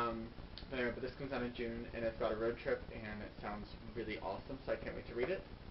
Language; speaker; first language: English; native; English